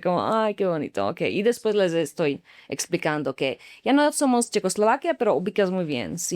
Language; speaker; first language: Spanish; non-native, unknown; Slovak